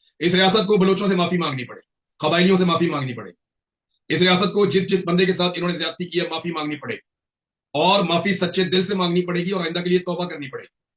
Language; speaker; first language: Urdu; non-native, local second language; Punjabi